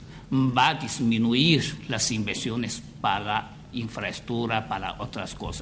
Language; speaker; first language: Spanish; non-native, fluent; Chinese